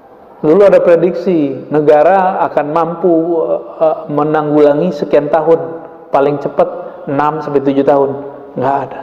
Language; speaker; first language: Indonesian; native; Indonesian